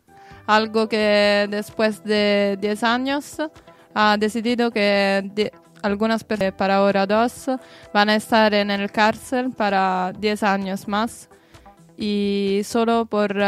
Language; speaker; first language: Spanish; non-native, learner; Italian